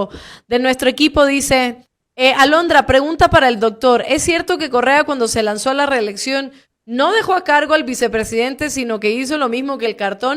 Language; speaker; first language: Spanish; native; Spanish